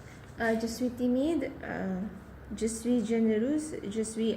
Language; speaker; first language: French; non-native, learner; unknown